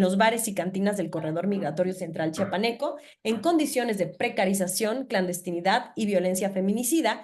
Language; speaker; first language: Spanish; native; Spanish